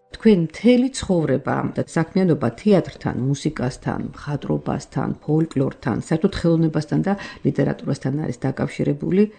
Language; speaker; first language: Georgian; native; Georgian